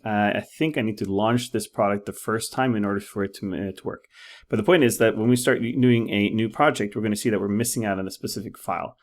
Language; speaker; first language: English; non-native, fluent; Norwegian